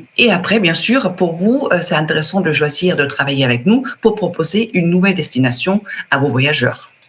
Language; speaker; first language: French; non-native, fluent; German